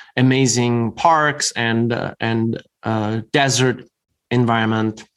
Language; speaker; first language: English; non-native, fluent; German